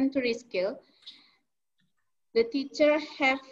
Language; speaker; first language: English; non-native, learner; Indonesian